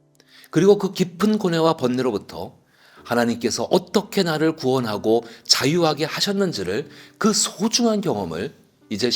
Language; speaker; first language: Korean; native; Korean